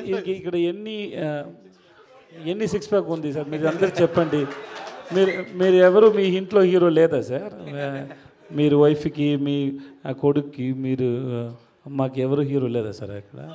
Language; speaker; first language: Telugu; non-native, learner; Tamil